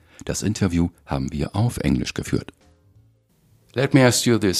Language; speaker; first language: German; native; German